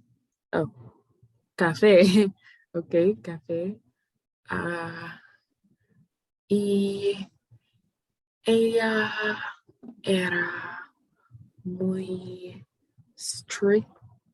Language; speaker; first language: Spanish; non-native, learner; English